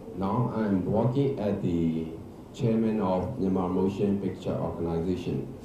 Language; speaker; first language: English; non-native, learner; Burmese